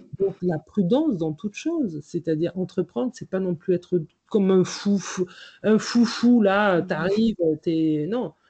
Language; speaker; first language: French; native; French